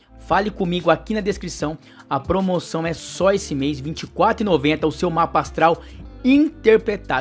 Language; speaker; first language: Portuguese; native; Portuguese